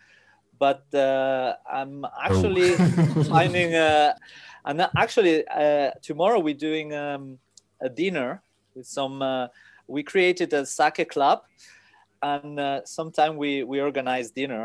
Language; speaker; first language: English; non-native, fluent; Spanish